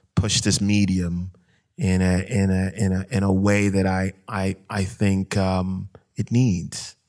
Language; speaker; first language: English; non-native, local second language; Akan